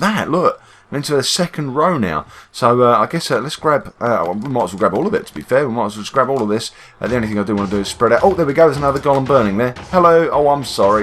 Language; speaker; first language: English; native; English